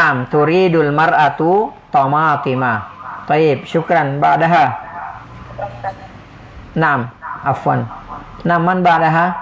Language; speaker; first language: Arabic; non-native, fluent; Indonesian